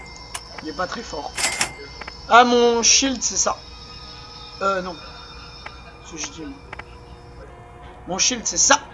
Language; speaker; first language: French; native; French